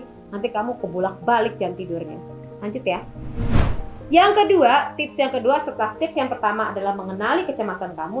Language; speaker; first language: Indonesian; native; Indonesian